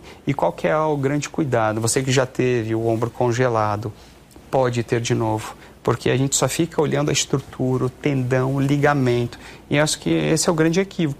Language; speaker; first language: Portuguese; native; Portuguese